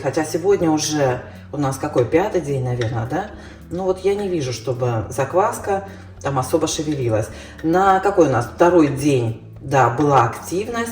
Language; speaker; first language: Russian; native; Russian